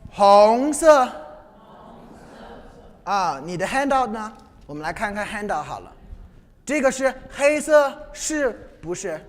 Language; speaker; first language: Chinese; non-native, fluent; English